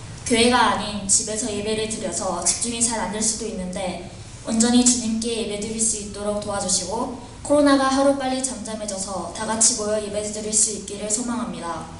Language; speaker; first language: Korean; native; Korean